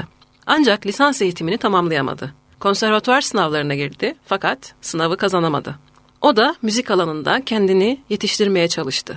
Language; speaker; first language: Turkish; native; Turkish